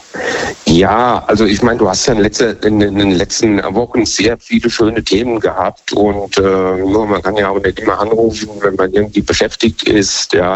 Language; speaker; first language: German; native; German